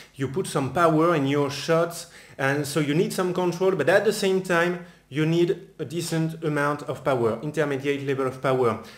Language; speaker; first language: English; non-native, fluent; French